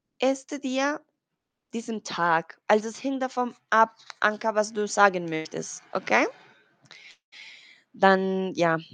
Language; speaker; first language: German; non-native, learner; Spanish